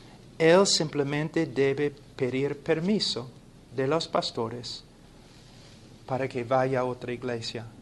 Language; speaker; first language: Spanish; non-native, fluent; English